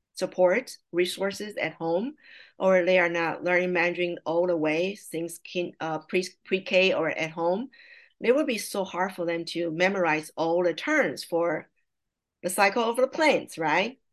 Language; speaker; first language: English; non-native, fluent; Chinese